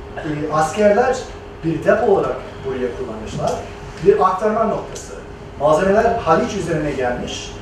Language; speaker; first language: Turkish; non-native, fluent; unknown